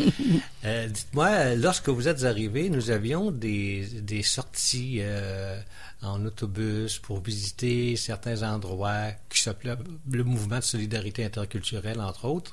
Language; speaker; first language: French; native; French